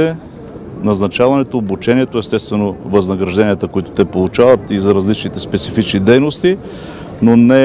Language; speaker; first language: Bulgarian; native; Bulgarian